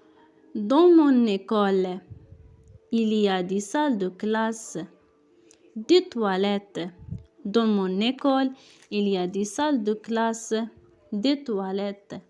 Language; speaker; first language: French; non-native, local second language; Arabic